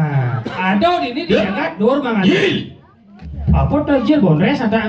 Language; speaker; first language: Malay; non-native, local second language; Balinese